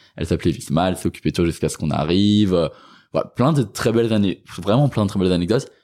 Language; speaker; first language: French; native; French